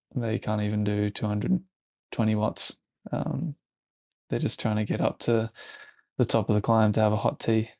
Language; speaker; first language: English; native; English